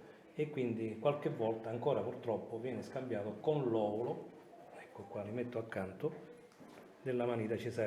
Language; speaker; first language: Italian; native; Italian